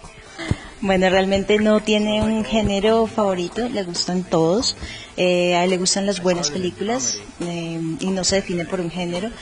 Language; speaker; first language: Spanish; native; Spanish